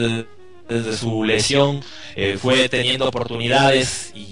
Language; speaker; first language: Spanish; native; Spanish